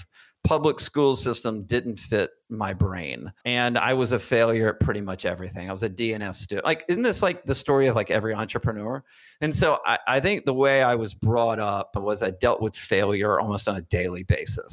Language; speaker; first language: English; native; English